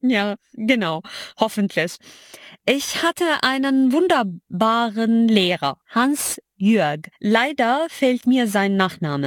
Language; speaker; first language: German; non-native, fluent; Arabic